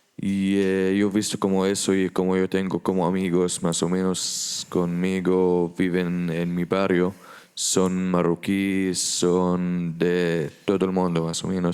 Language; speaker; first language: Spanish; non-native, learner; Arabic